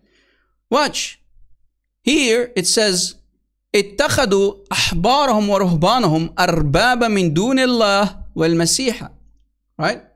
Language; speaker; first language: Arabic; native; Arabic